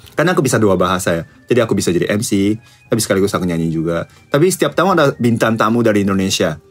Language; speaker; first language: Indonesian; non-native, fluent; Japanese